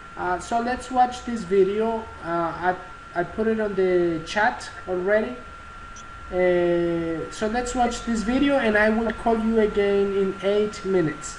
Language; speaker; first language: English; non-native, fluent; Spanish